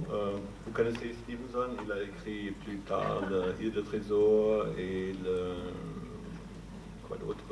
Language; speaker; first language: French; non-native, fluent; German